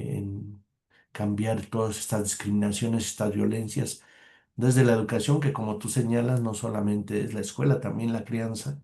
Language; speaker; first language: Spanish; native; Spanish